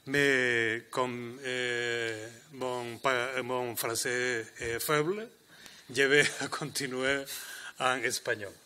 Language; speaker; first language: French; non-native, learner; Spanish